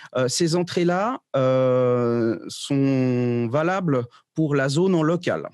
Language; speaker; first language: French; native; French